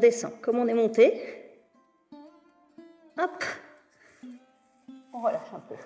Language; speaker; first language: French; native; French